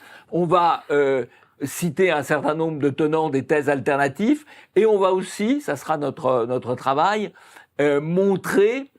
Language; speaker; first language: French; native; French